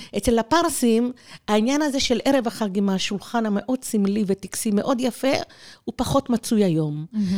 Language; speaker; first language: Hebrew; early bilingual, other home language; Persian